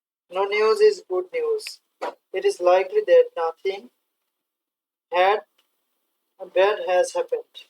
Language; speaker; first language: English; non-native, local second language; Bangla